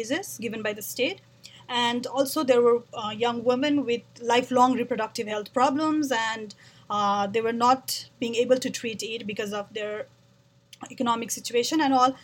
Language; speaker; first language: English; non-native, local second language; Nepali